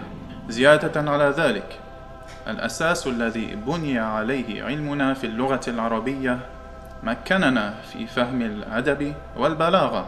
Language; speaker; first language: Arabic; non-native, fluent; English